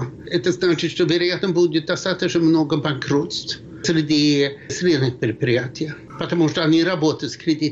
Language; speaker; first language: Russian; non-native, fluent; Swedish